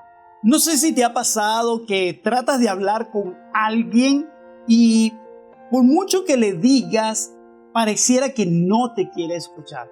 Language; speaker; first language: Spanish; native; Spanish